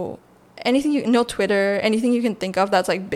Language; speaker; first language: English; non-native, local second language; Chinese